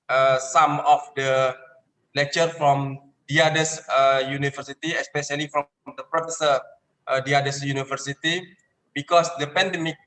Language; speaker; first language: English; non-native, learner; Indonesian